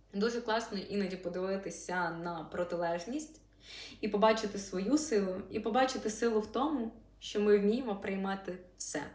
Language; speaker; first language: Ukrainian; non-native, local second language; Russian